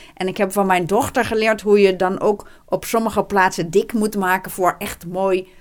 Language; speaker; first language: Dutch; native; Dutch